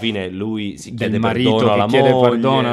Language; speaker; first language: Italian; native; Italian